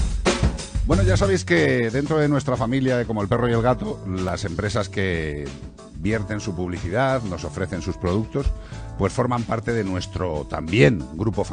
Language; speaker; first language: Spanish; native; Spanish